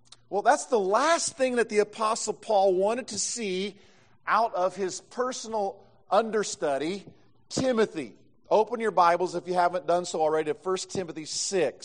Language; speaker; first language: English; native; English